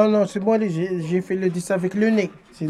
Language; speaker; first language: French; non-native, learner; Arabic